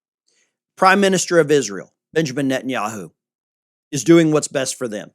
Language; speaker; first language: English; native; English